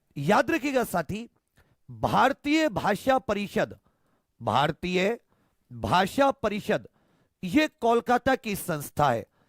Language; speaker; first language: Hindi; native; Hindi